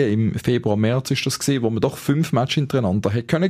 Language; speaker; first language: German; native; German